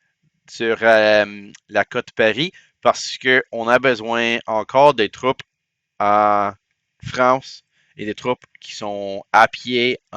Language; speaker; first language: French; non-native, local second language; English